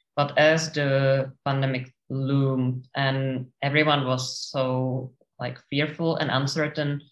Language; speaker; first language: English; non-native, fluent; Czech